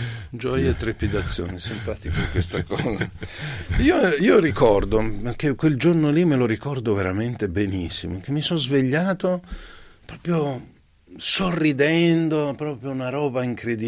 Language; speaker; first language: Italian; native; Italian